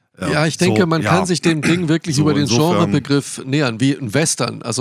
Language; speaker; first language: German; native; German